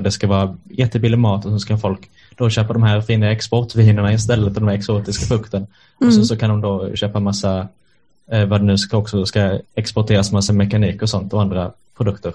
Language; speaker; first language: Swedish; native; Swedish